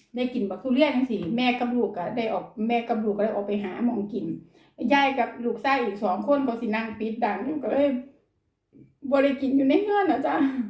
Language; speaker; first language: Thai; native; Thai